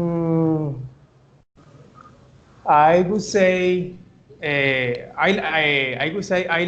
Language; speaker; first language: English; non-native, learner; Spanish